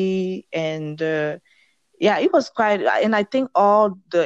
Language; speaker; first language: English; non-native, fluent; French